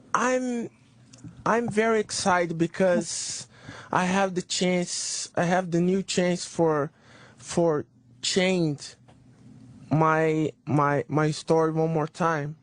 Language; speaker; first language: English; non-native, learner; Portuguese